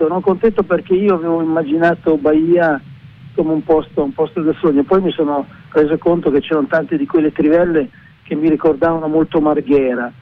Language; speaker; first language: Italian; native; Italian